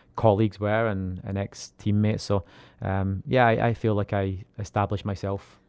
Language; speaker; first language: English; native; English